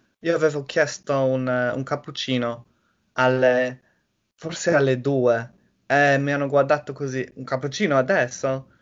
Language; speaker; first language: Italian; non-native, learner; English